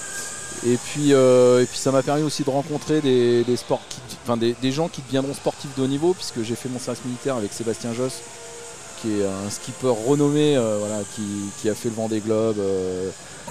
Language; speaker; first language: French; native; French